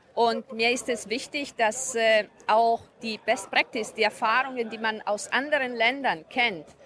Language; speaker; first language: German; non-native, fluent; Italian